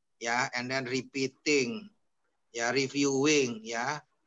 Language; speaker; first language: English; non-native, fluent; Indonesian